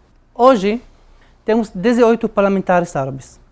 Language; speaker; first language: Portuguese; non-native, fluent; Arabic